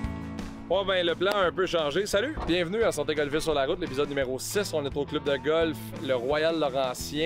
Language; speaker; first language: French; native; French